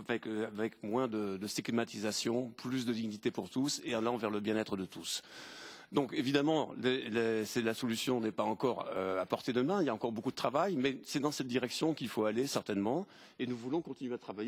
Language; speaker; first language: French; native; French